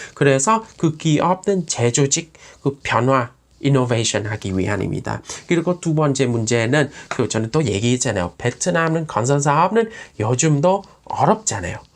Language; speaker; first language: Korean; non-native, fluent; Vietnamese